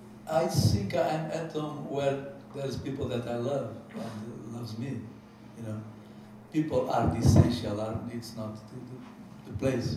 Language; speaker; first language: English; non-native, fluent; Portuguese